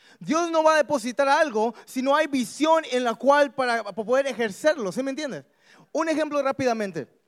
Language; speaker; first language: Spanish; early bilingual, heritage; Spanish